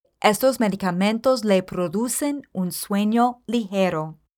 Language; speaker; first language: Spanish; non-native, fluent; English